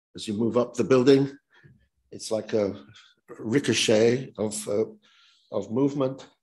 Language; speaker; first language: English; native; English